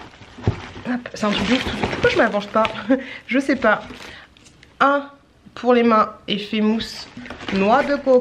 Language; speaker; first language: French; native; French